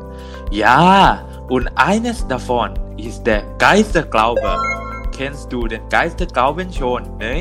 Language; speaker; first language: German; non-native, learner; Thai